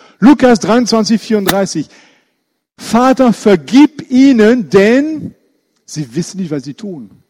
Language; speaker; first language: German; non-native, fluent; French